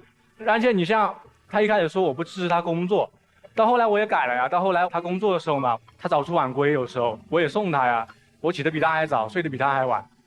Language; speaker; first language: Chinese; native; Chinese